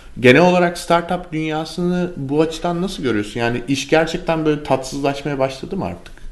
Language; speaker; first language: Turkish; native; Turkish